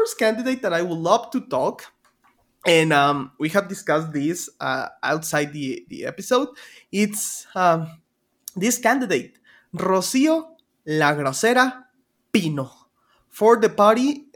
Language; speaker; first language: English; non-native, fluent; Spanish